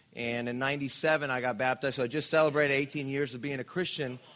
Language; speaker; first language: English; non-native, fluent; Spanish